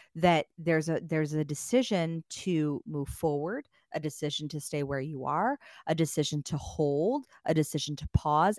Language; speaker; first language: English; native; English